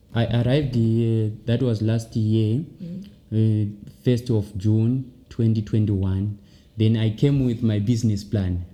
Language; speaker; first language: English; non-native, local second language; Shona